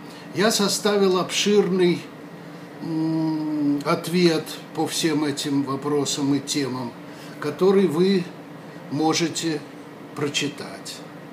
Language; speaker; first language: Russian; native; Russian